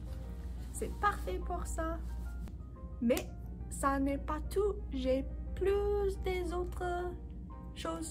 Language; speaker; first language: French; non-native, learner; English